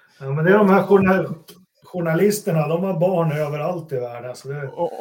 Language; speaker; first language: Swedish; native; Swedish